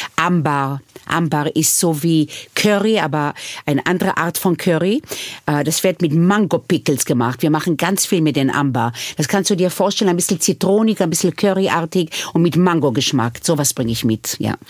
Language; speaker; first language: German; early bilingual, other home language; Hebrew